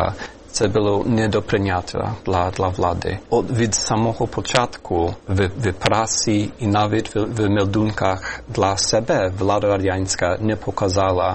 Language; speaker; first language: Ukrainian; non-native, fluent; English